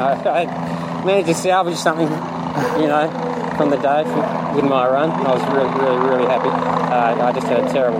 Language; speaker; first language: English; native; English